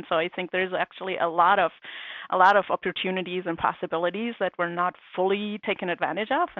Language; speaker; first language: English; non-native, fluent; German